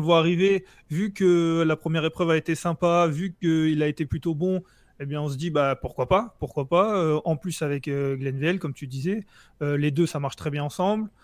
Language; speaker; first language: French; native; French